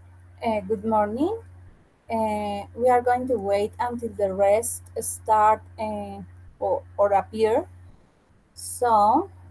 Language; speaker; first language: English; non-native, fluent; Spanish